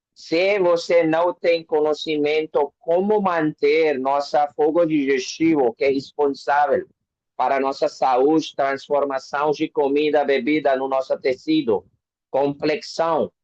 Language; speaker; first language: Portuguese; non-native, learner; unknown